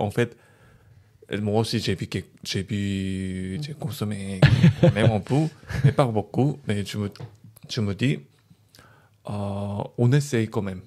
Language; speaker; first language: French; non-native, learner; Korean